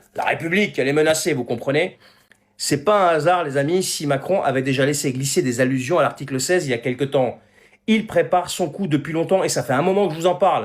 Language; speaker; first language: French; native; French